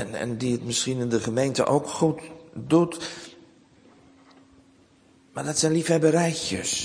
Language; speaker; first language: Dutch; native; Dutch